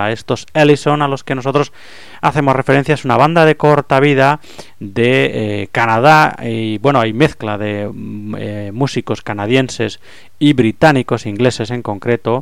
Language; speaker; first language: Spanish; native; Spanish